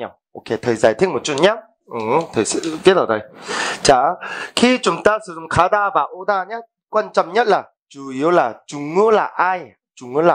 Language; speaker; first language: Vietnamese; non-native, fluent; Korean